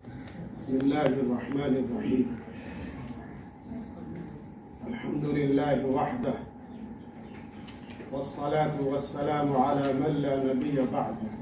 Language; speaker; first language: Arabic; non-native, fluent; Urdu